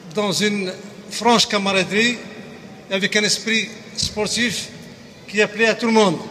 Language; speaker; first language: French; non-native, local second language; Arabic